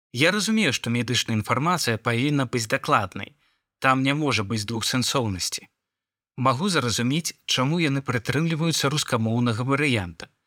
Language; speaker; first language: Belarusian; non-native, local second language; Russian